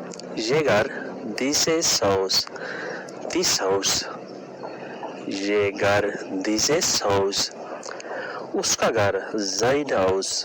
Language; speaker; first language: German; non-native, learner; Urdu